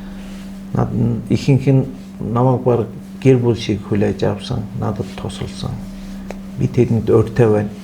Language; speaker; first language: Mongolian; non-native, fluent; Turkish